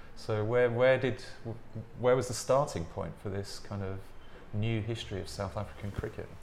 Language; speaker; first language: English; native; English